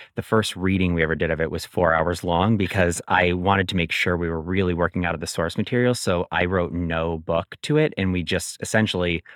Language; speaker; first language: English; native; English